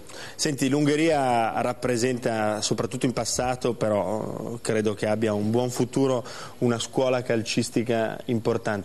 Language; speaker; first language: Italian; native; Italian